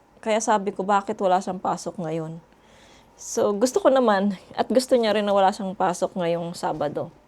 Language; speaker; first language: Filipino; native; Filipino